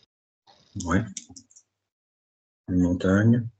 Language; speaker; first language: French; native; French